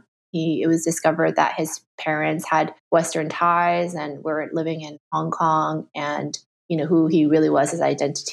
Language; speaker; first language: English; early bilingual, other home language; Chinese